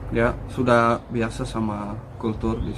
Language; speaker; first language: Indonesian; non-native, learner; Dutch